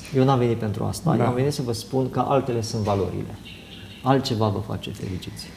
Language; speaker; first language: Romanian; native; Romanian